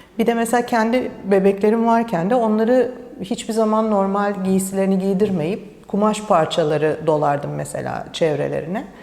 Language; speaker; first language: Turkish; early bilingual, heritage; Turkish